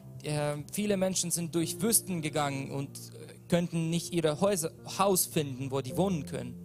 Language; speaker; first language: German; non-native, learner; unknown